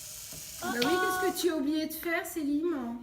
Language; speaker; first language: French; native; French